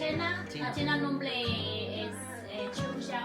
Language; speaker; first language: Spanish; non-native, learner; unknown